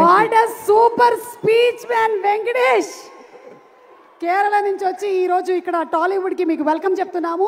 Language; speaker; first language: Telugu; native; Telugu